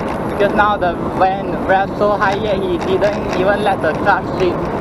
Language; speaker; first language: English; non-native, local second language; Chinese